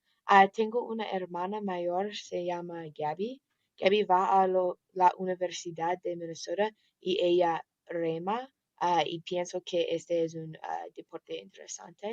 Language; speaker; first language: Spanish; non-native, learner; English